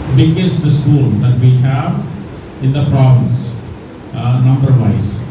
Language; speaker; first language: English; non-native, local second language; Telugu